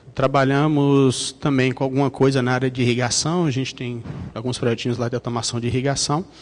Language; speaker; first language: Portuguese; native; Portuguese